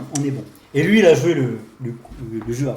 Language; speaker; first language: French; native; French